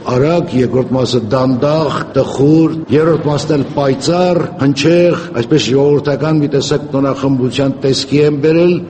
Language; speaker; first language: Armenian; native; Armenian